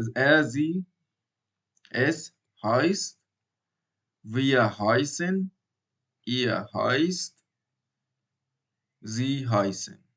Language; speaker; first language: German; non-native, learner; Baluchi